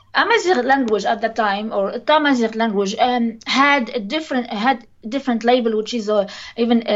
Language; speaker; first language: English; non-native, fluent; Arabic